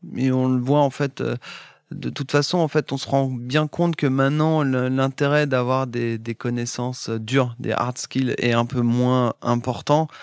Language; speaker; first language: French; native; French